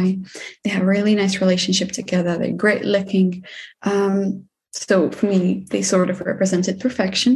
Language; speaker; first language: English; non-native, fluent; Czech